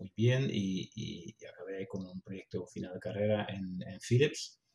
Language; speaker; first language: Spanish; non-native, fluent; Dutch